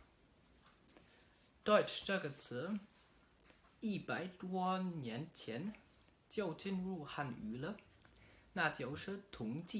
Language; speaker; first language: Chinese; non-native, learner; German